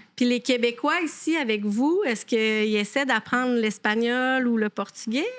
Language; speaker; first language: French; native; French